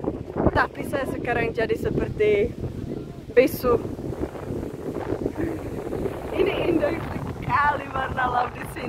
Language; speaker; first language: Indonesian; non-native, fluent; Czech